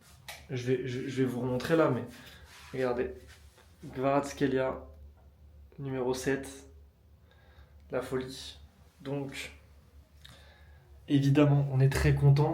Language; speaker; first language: French; native; French